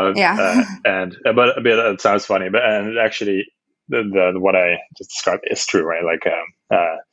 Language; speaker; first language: English; non-native, fluent; Dutch